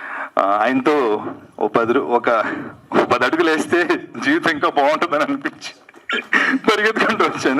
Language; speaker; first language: Telugu; native; Telugu